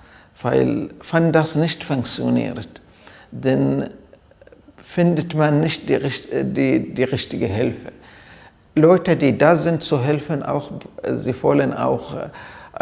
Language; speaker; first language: German; non-native, fluent; Arabic